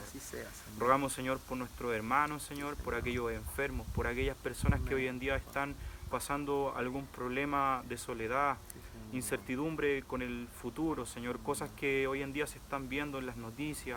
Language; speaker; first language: Spanish; native; Spanish